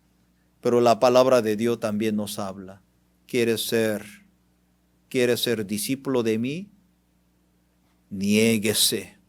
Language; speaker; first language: Spanish; non-native, fluent; Korean